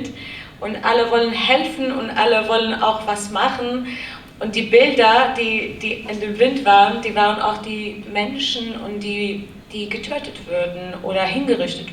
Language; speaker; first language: German; non-native, learner; Kurdish